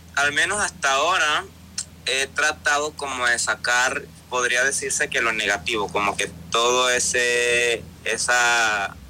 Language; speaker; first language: Spanish; native; Spanish